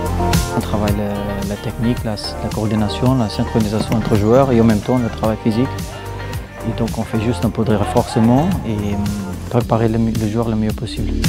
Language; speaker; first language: French; non-native, fluent; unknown